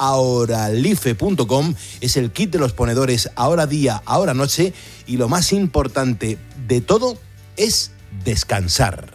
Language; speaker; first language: Spanish; native; Spanish